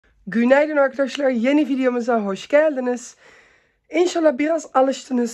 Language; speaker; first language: Turkish; early bilingual, heritage; Turkish